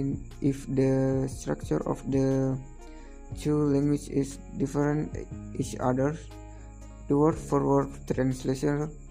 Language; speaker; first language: English; non-native, learner; Indonesian